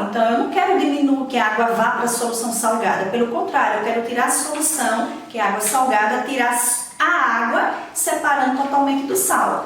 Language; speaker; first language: Portuguese; native; Portuguese